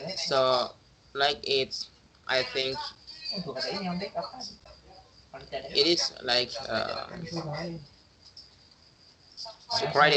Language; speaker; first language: English; non-native, learner; Indonesian